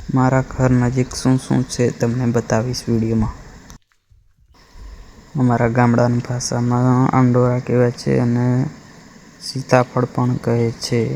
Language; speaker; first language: Gujarati; non-native, local second language; Rathawi